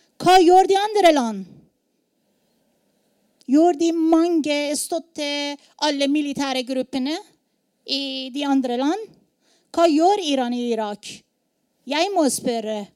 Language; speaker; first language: Norwegian; non-native, learner; Persian